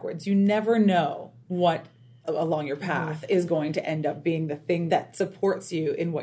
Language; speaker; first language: English; native; English